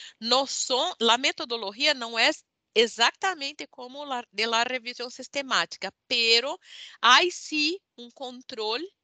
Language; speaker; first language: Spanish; non-native, learner; Portuguese